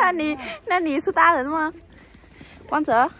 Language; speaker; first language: Chinese; non-native, fluent; Vietnamese